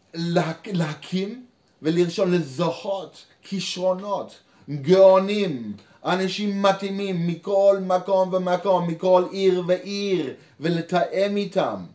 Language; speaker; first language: Hebrew; non-native, fluent; English